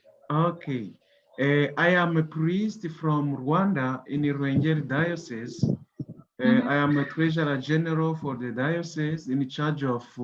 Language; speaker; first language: English; non-native, local second language; Kinyarwanda